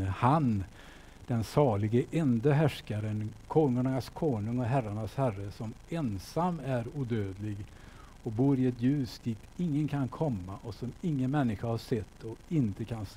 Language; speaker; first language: Swedish; native; Swedish